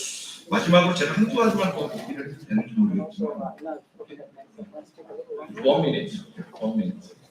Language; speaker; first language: Korean; native; Korean